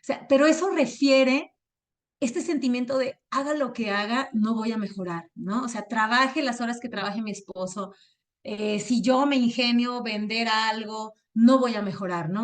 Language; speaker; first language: Spanish; native; Spanish